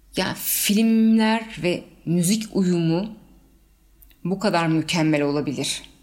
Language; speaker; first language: Turkish; native; Turkish